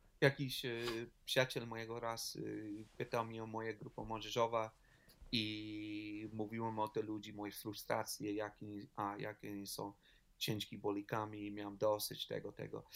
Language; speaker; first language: Polish; non-native, learner; English